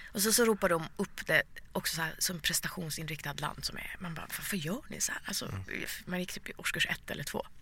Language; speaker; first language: Swedish; early bilingual, other home language; Persian